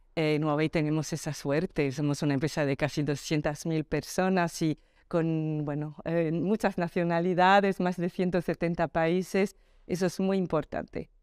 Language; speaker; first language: Spanish; early bilingual, other home language; Arabic